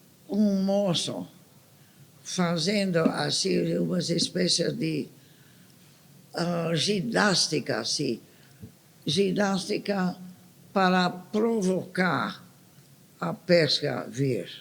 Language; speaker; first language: Portuguese; non-native, fluent; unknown